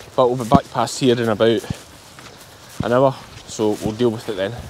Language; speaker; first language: English; native; English